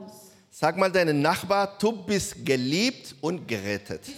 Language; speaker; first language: German; non-native, learner; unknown